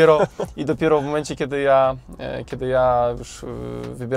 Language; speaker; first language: Polish; native; Polish